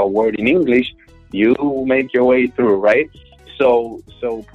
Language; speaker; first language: English; non-native, fluent; Hebrew